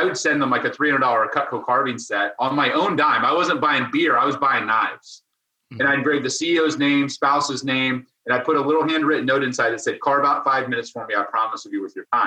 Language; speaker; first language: English; native; English